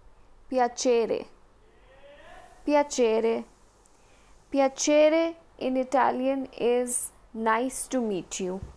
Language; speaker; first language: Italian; non-native, fluent; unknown